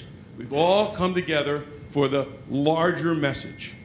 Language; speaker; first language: English; native; English